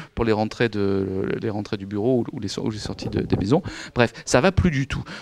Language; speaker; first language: French; native; French